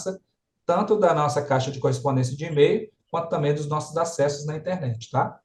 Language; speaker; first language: Portuguese; native; Portuguese